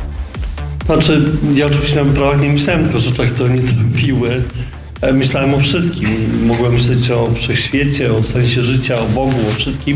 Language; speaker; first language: Polish; native; Polish